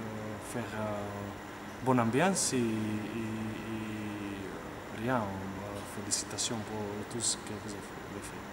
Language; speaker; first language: French; non-native, learner; Portuguese